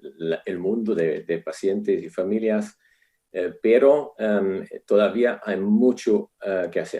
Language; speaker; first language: Spanish; non-native, fluent; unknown